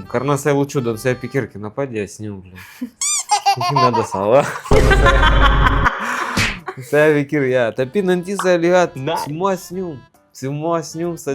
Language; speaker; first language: Indonesian; non-native, learner; Russian